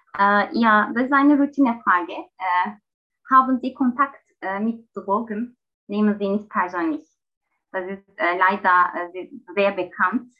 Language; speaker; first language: German; non-native, learner; Turkish